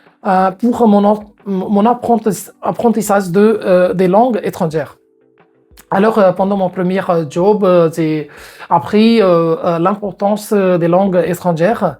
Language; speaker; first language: French; non-native, fluent; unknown